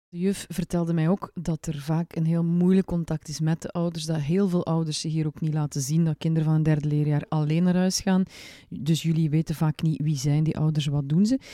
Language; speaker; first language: Dutch; native; Dutch